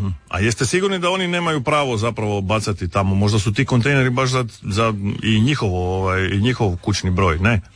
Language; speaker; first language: Serbian; native; Serbian